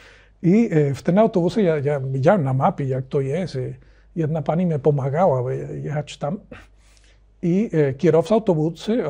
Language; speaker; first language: Polish; non-native, learner; Spanish